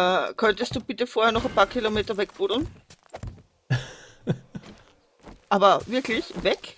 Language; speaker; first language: German; native; German